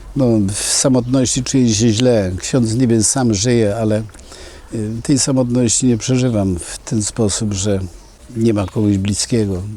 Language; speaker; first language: Polish; native; Polish